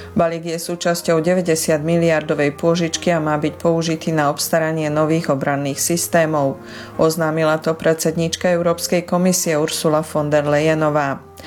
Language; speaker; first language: Slovak; early bilingual, heritage; Slovak